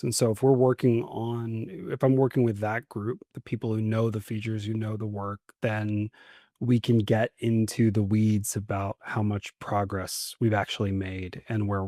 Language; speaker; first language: English; native; English